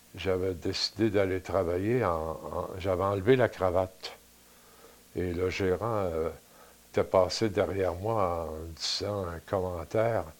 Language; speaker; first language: French; native; French